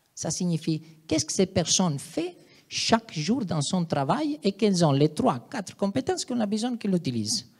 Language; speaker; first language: French; non-native, fluent; Italian